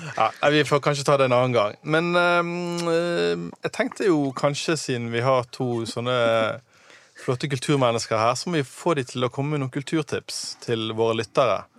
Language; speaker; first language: Norwegian; native; Norwegian